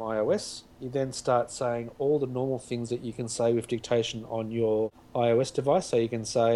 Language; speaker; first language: English; native; English